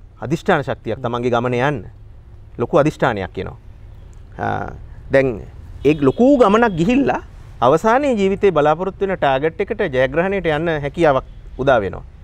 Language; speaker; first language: Sinhala; native; Sinhala